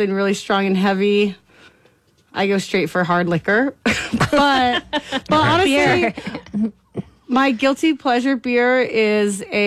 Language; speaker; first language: English; native; English